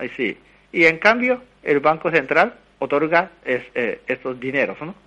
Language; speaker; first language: Spanish; non-native, fluent; Japanese